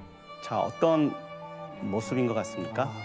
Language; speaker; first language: Korean; native; Korean